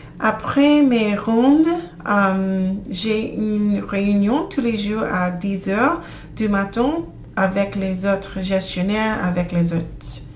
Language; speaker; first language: French; non-native, learner; English